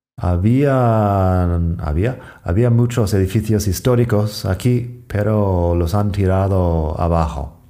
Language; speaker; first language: Spanish; non-native, fluent; English